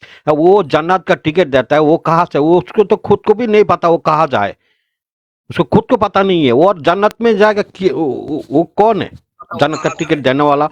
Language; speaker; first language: Hindi; non-native, local second language; Bangla